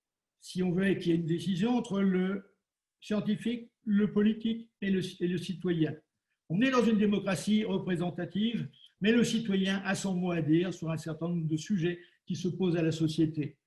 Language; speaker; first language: French; native; French